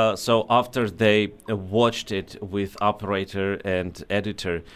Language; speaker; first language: English; non-native, fluent; Armenian